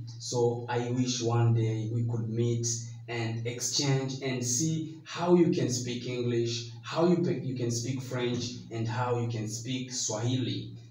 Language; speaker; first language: English; non-native, fluent; Swahili